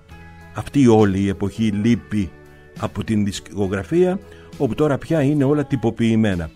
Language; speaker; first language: Greek; native; Greek